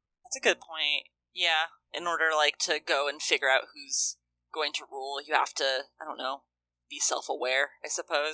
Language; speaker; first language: English; native; English